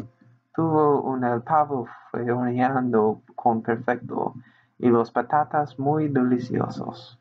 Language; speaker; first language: Spanish; non-native, learner; English